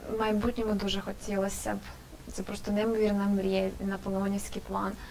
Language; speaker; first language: Ukrainian; native; Ukrainian